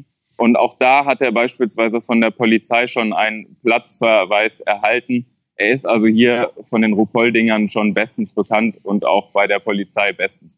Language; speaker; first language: German; native; German